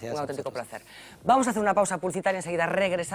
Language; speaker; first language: Spanish; native; Spanish